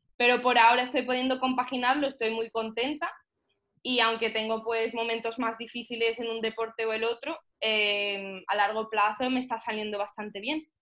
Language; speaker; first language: Spanish; early bilingual, heritage; Spanish